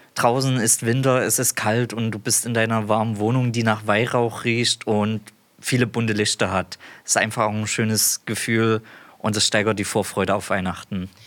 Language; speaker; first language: German; native; German